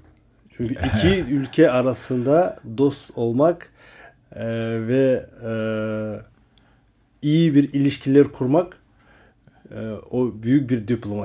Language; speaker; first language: Turkish; non-native, learner; Kazakh